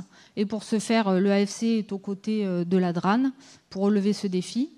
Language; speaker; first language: French; native; French